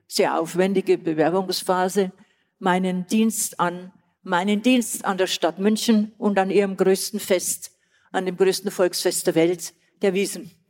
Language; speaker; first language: German; native; German